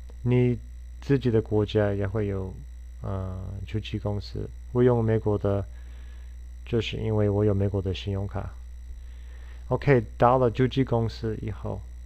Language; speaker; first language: Chinese; non-native, fluent; English